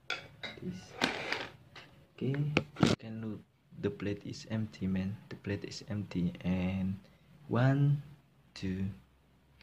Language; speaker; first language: English; non-native, learner; Indonesian